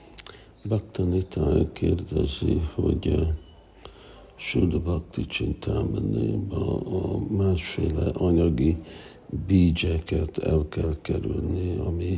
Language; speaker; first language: Hungarian; early bilingual, heritage; Hungarian